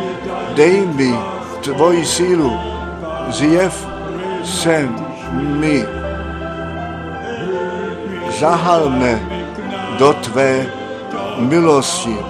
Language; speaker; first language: Czech; non-native, fluent; German